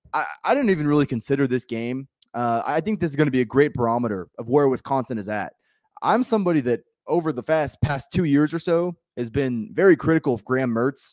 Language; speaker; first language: English; native; English